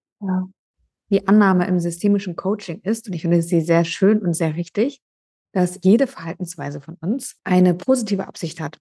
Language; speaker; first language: German; native; German